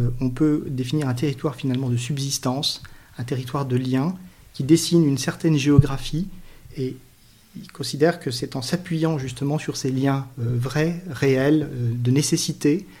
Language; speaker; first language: French; native; French